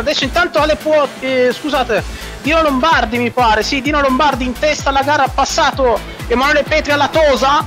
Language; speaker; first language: Italian; native; Italian